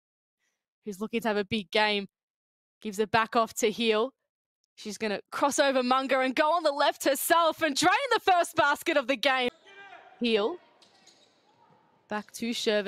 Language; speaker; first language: English; native; English